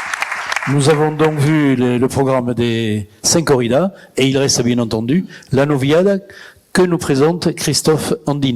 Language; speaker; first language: French; native; French